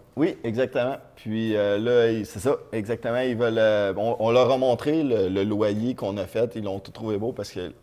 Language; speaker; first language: French; native; French